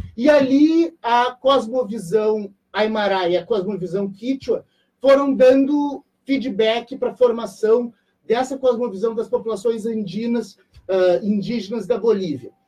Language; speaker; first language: Portuguese; native; Portuguese